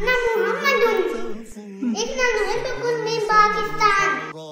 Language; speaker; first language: Arabic; non-native, learner; Urdu